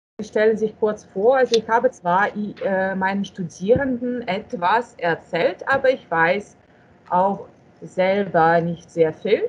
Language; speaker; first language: German; non-native, fluent; Russian